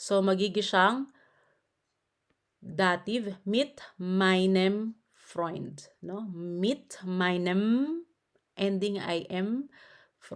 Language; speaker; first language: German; non-native, fluent; Filipino